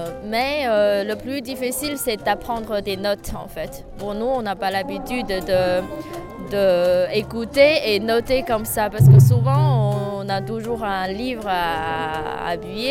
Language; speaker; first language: French; non-native, fluent; Chinese